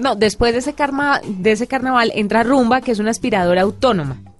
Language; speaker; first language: Spanish; native; Spanish